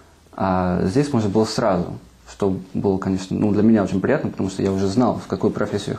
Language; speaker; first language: Russian; non-native, fluent; Spanish